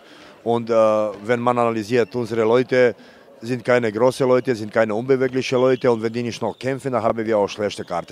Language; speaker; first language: German; non-native, fluent; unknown